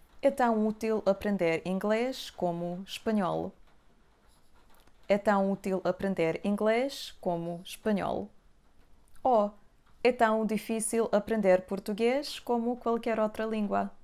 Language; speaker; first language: Portuguese; non-native, fluent; Serbian